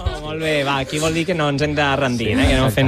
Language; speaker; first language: Catalan; native; Catalan